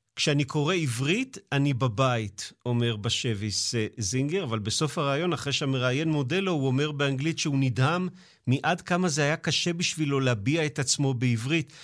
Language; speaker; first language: Hebrew; native; Hebrew